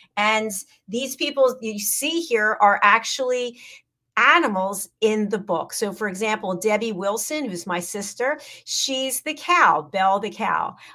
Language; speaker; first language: English; native; English